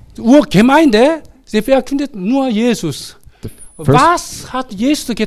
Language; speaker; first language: German; non-native, learner; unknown